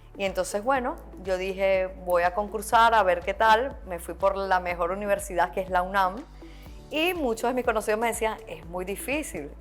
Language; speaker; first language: Spanish; native; Spanish